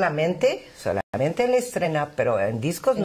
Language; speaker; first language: Spanish; non-native, fluent; English